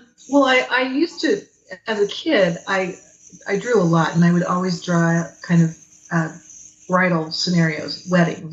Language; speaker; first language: English; native; English